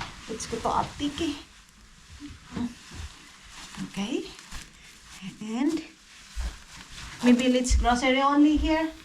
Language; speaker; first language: English; non-native, learner; Filipino